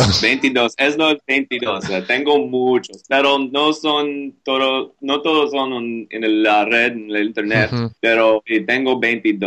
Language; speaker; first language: Spanish; non-native, learner; English